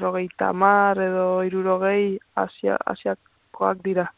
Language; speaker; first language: Basque; non-native, local second language; Spanish